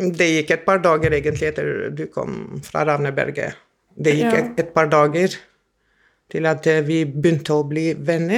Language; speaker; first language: Norwegian; non-native, fluent; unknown